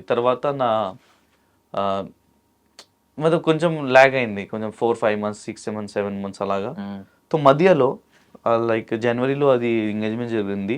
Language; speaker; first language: Telugu; non-native, local second language; Hindi